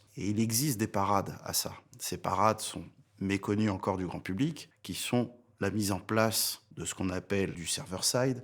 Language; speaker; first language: French; native; French